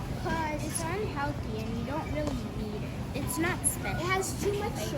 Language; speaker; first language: English; native; English